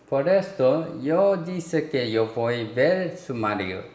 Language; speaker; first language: Spanish; non-native, learner; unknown